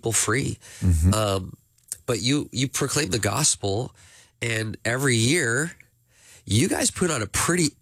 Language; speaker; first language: English; native; English